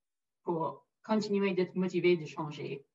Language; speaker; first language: French; non-native, local second language; English